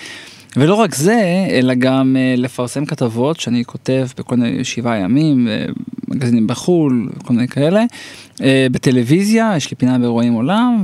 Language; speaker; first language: Hebrew; native; Hebrew